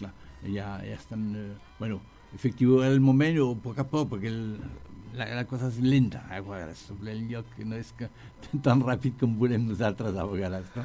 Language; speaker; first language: Catalan; non-native, learner; French